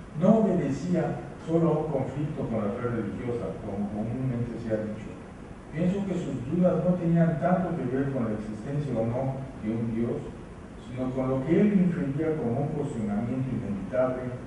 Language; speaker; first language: Spanish; native; Spanish